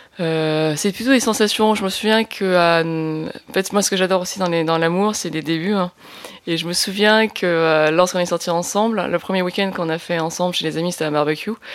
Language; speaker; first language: French; early bilingual, other home language; Lao